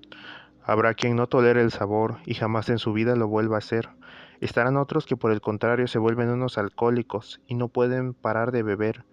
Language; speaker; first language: Spanish; native; Spanish